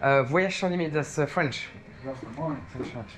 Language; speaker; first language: English; non-native, fluent; French